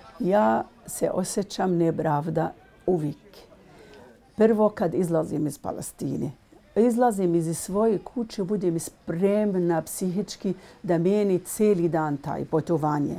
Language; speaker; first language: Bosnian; non-native, learner; Arabic